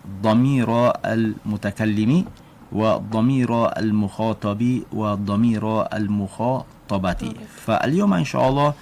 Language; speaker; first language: Arabic; non-native, fluent; Malay